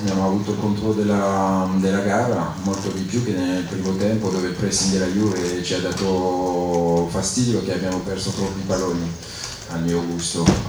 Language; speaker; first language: Italian; non-native, fluent; French